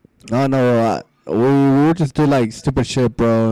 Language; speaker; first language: English; early bilingual, other home language; Spanish